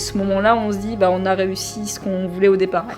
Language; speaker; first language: French; native; French